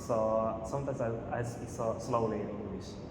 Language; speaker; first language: English; non-native, learner; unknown